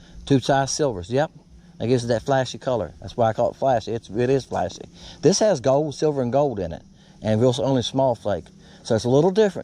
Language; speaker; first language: English; native; English